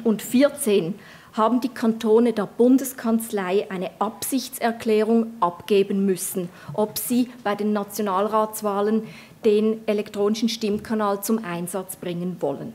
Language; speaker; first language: German; native; German